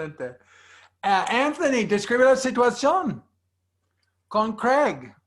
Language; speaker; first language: Spanish; non-native, fluent; English